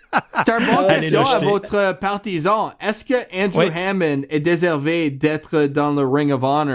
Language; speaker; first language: French; non-native, learner; English